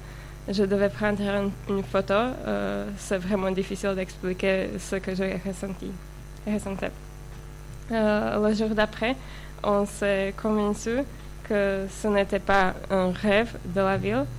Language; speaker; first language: French; non-native, fluent; Slovak